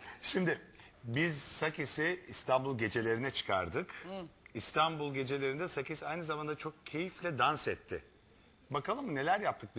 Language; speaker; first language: Turkish; native; Turkish